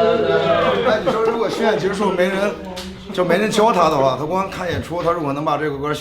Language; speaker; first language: Chinese; native; Chinese